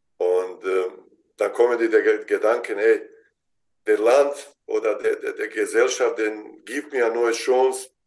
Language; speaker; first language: German; non-native, fluent; Bosnian